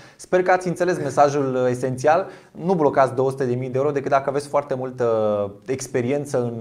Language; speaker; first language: Romanian; native; Romanian